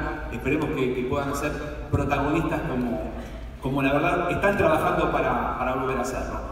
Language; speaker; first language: Spanish; native; Spanish